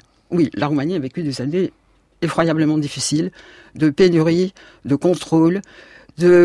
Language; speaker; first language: French; native; French